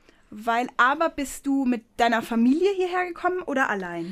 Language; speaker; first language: German; native; German